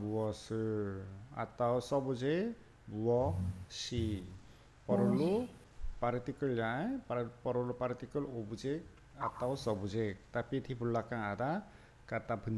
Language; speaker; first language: Korean; native; Korean